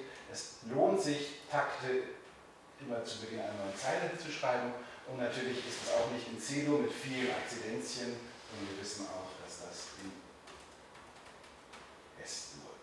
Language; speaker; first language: German; native; German